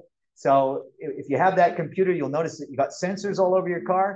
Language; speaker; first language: English; native; English